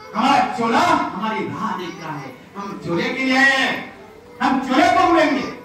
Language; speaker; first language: Hindi; non-native, local second language; Marathi